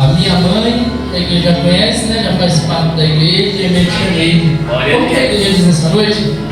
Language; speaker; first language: Portuguese; native; Portuguese